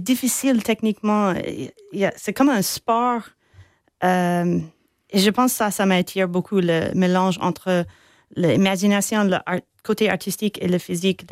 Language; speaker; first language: French; non-native, fluent; English